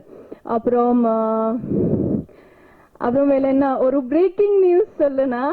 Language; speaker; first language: Tamil; non-native, learner; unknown